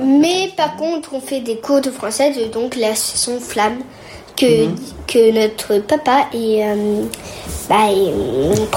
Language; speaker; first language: French; early bilingual, heritage; French